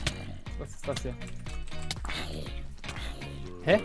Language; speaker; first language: German; native; German